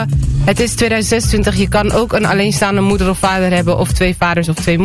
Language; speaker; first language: Dutch; native; Dutch